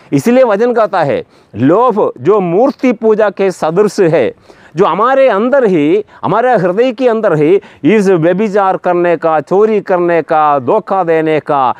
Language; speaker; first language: Hindi; non-native, local second language; Malayalam